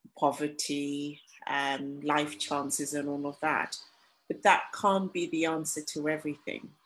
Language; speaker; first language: English; non-native, local second language; Shona